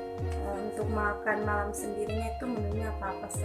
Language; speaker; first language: Indonesian; native; Indonesian